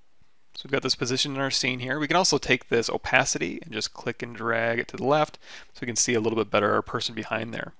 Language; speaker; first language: English; native; English